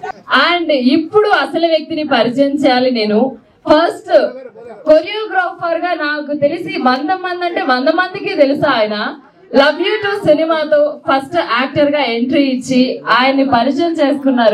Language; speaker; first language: Telugu; native; Telugu